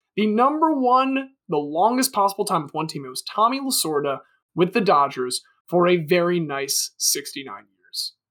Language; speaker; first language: English; native; English